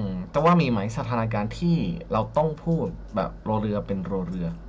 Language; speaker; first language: Thai; non-native, learner; Indonesian